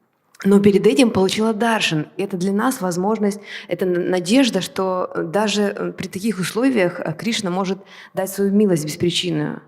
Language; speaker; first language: Russian; native; Russian